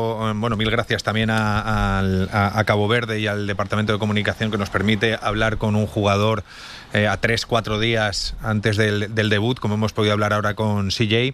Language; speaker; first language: Spanish; native; Spanish